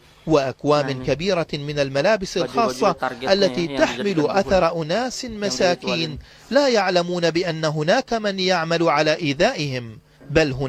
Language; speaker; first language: Arabic; native; Arabic